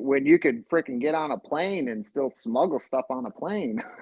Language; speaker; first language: English; native; English